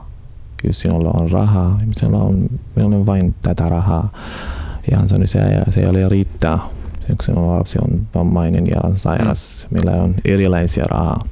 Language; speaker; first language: Finnish; non-native, learner; Arabic